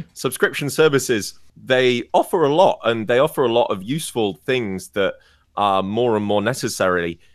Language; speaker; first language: English; native; English